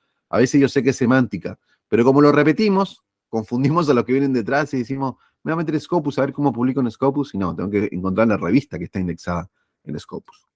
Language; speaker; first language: Spanish; native; Spanish